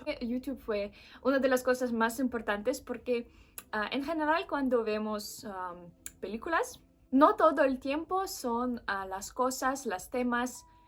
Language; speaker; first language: Spanish; non-native, fluent; Russian